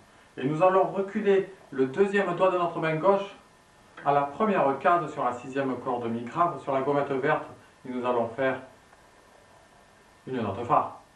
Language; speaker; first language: French; native; French